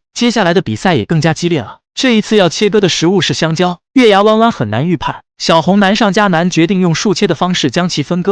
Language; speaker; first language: Chinese; native; Chinese